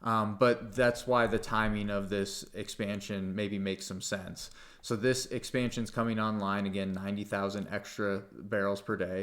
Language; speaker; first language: English; native; English